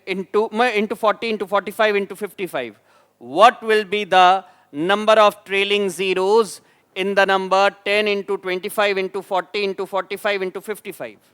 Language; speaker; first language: English; non-native, local second language; Hindi